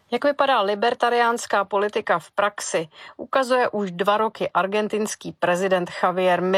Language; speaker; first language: Czech; native; Czech